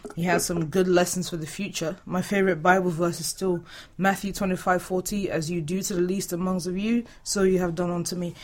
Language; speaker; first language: English; non-native, local second language; Yoruba